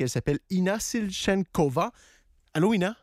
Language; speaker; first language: French; native; French